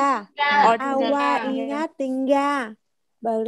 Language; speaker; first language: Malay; non-native, learner; Vietnamese